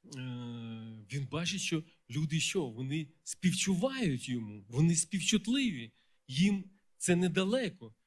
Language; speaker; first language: Ukrainian; non-native, local second language; Russian